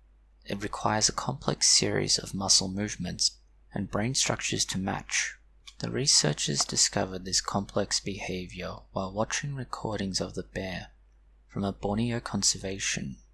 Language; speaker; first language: English; native; English